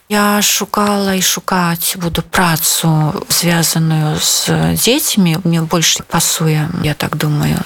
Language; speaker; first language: Belarusian; non-native, local second language; Russian